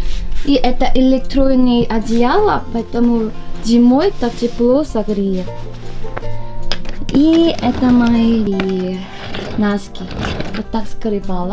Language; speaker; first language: Russian; non-native, learner; Korean